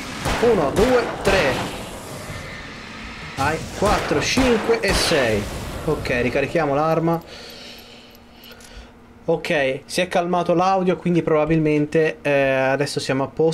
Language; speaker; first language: Italian; native; Italian